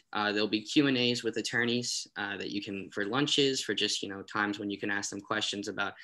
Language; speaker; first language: English; native; English